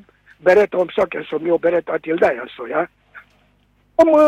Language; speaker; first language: Swedish; non-native, fluent; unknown